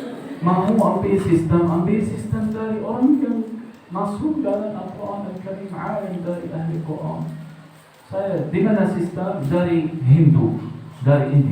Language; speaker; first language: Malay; non-native, learner; Arabic